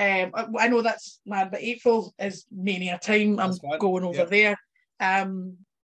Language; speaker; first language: English; native; English